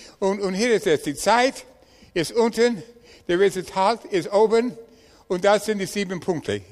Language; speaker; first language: German; non-native, learner; English